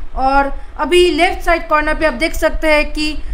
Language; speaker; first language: Hindi; non-native, local second language; Assamese